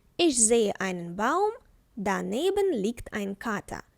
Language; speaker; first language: German; non-native, fluent; Ukrainian